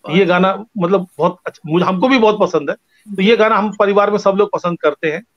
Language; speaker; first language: Hindi; non-native, local second language; Bangla